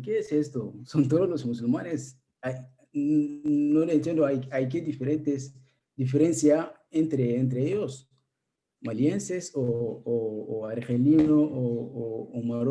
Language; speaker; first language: Spanish; non-native, learner; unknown